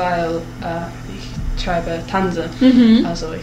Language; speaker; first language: German; non-native, learner; English